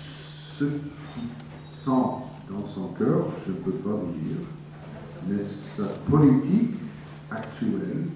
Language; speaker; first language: French; non-native, fluent; English